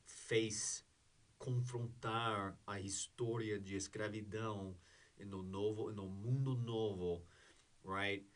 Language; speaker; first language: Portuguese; non-native, learner; English